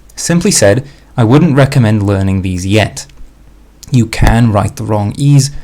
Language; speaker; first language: English; non-native, fluent; Slovak